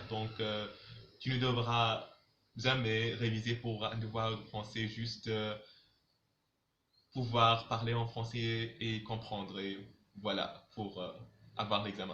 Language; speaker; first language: French; non-native, local second language; Arabic